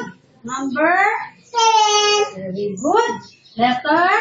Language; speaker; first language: English; non-native, local second language; Filipino